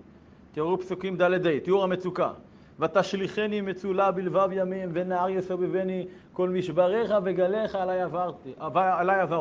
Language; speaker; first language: Hebrew; native; Hebrew